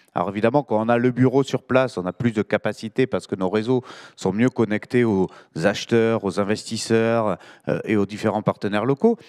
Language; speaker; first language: French; native; French